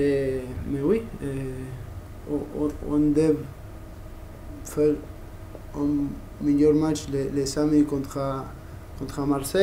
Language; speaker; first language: French; non-native, learner; Spanish